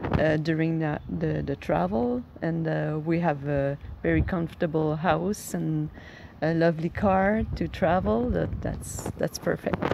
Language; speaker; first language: English; non-native, local second language; French